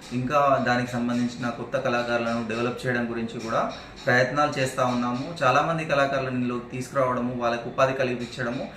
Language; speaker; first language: Telugu; native; Telugu